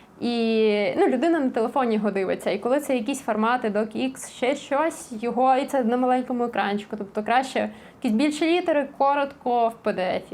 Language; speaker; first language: Ukrainian; native; Ukrainian